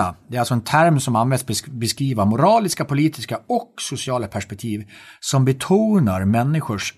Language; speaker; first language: Swedish; native; Swedish